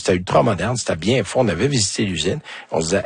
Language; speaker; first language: French; native; French